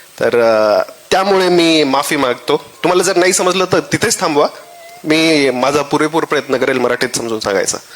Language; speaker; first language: Marathi; native; Marathi